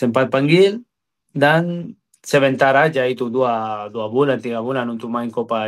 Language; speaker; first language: Indonesian; non-native, fluent; Spanish